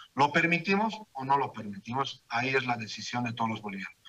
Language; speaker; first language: Spanish; native; Spanish